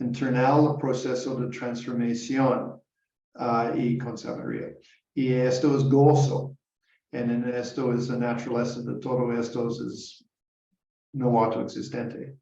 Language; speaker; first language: Spanish; non-native, learner; English